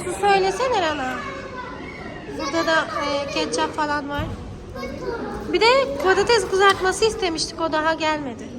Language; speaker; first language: Turkish; non-native, fluent; Urdu